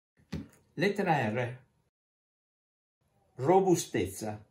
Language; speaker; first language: Italian; native; Italian